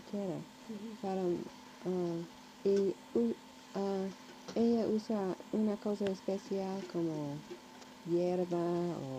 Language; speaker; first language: Spanish; non-native, learner; English